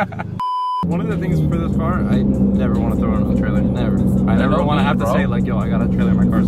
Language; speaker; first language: English; native; English